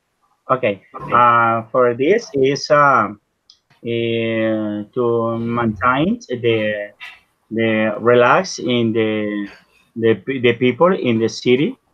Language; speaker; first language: English; non-native, learner; Spanish